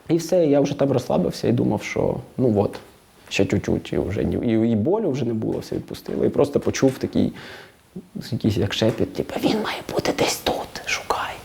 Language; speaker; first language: Ukrainian; non-native, local second language; Russian